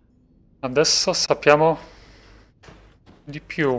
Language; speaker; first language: Italian; non-native, fluent; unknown